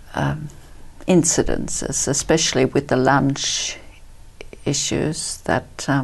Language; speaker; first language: English; early bilingual, other home language; Italian